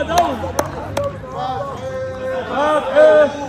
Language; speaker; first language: Arabic; native; Arabic